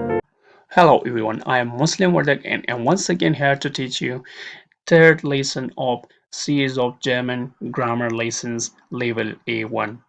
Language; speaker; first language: English; non-native, fluent; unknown